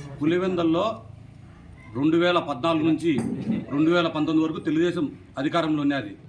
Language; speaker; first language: Telugu; native; Telugu